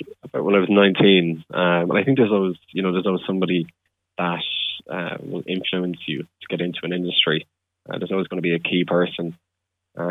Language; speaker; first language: English; native; English